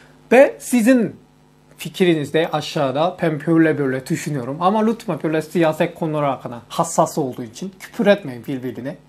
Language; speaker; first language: Turkish; non-native, learner; Korean